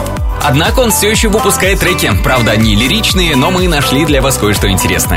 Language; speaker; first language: Russian; native; Russian